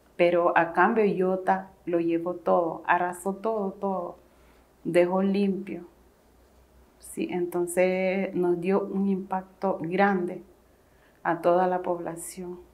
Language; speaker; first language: Spanish; native; Spanish